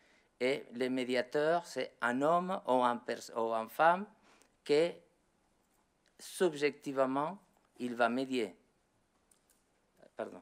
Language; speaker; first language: French; non-native, learner; Spanish